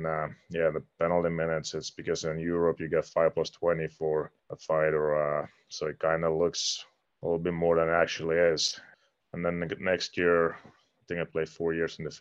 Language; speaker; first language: English; non-native, fluent; Finnish